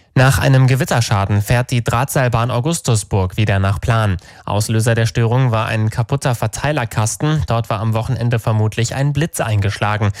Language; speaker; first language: German; native; German